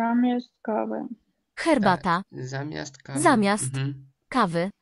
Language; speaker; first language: Polish; non-native, learner; Russian